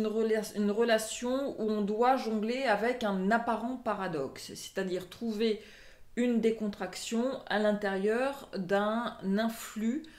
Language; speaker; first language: French; native; French